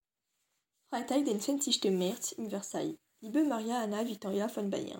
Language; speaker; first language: German; non-native, learner; French